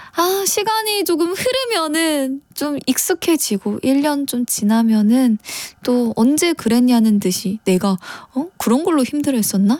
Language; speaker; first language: Korean; native; Korean